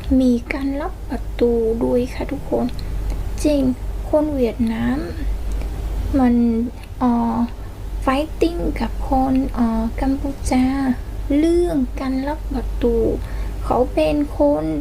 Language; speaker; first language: Thai; non-native, learner; Vietnamese